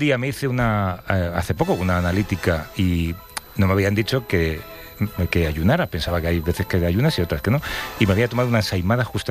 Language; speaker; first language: Spanish; native; Spanish